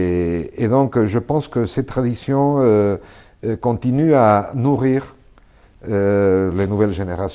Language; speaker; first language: French; non-native, fluent; Spanish